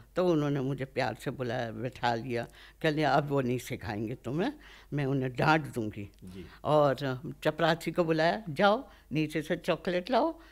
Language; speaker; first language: Hindi; native; Hindi